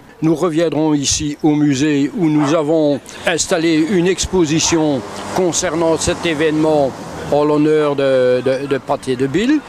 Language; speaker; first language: French; native; French